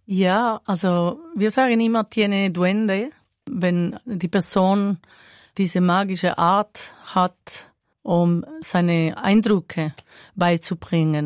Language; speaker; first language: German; non-native, fluent; Spanish